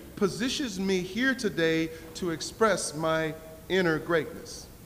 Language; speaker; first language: English; native; English